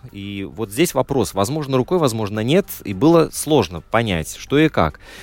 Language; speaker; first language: Russian; native; Russian